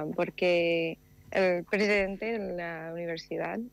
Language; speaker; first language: Spanish; non-native, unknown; English